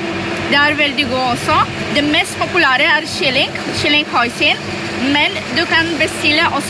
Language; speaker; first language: Swedish; non-native, learner; Polish